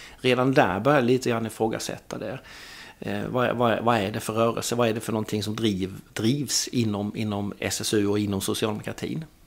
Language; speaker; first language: Swedish; native; Swedish